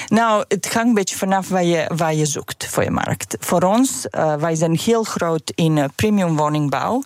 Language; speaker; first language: Dutch; non-native, fluent; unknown